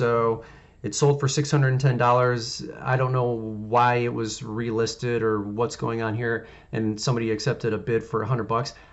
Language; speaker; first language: English; native; English